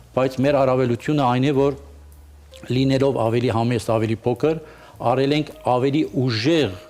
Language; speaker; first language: Armenian; early bilingual, heritage; Armenian